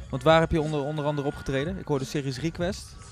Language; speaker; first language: Dutch; native; Dutch